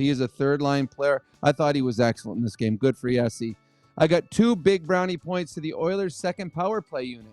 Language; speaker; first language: English; native; English